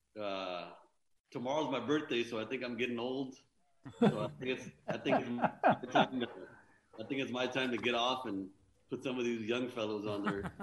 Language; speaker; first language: English; early bilingual, other home language; Spanish